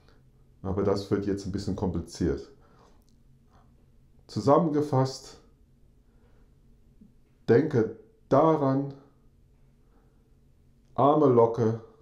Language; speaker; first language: German; non-native, fluent; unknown